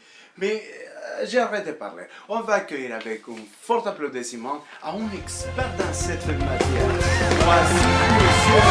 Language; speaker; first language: French; early bilingual, other home language; Spanish